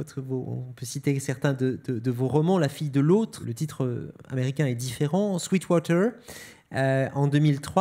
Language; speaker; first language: French; native; French